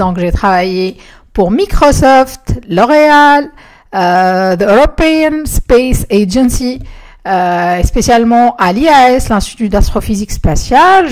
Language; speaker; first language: French; non-native, local second language; Arabic